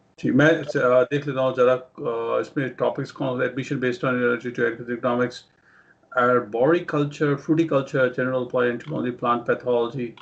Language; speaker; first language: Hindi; non-native, local second language; Punjabi